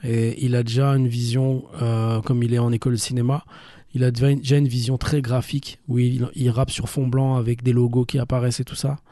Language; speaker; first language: French; native; French